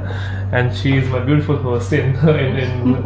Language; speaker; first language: English; non-native, local second language; Hindi